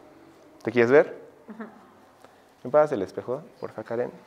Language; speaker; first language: Spanish; native; Spanish